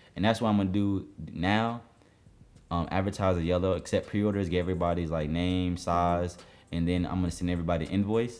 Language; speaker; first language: English; native; English